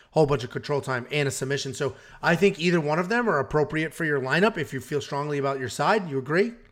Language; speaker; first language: English; native; English